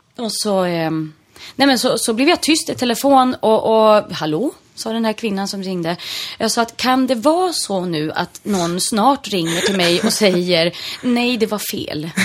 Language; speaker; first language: Swedish; native; Swedish